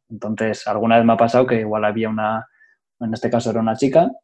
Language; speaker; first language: Spanish; native; Spanish